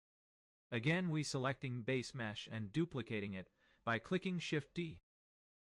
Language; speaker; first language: English; non-native, fluent; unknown